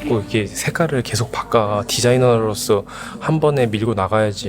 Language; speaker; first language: Korean; native; Korean